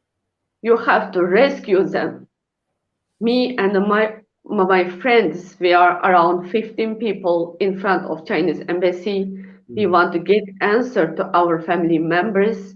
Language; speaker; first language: English; non-native, learner; Uyghur